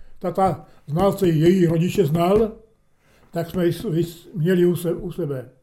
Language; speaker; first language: Czech; early bilingual, heritage; Czech